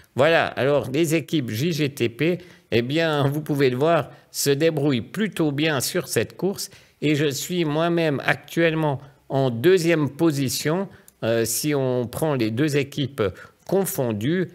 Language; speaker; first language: French; native; French